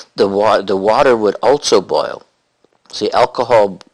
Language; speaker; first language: English; native; English